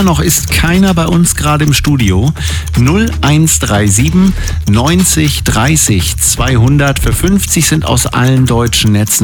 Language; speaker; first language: German; native; German